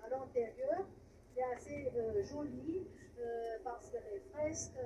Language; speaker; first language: French; non-native, fluent; Romanian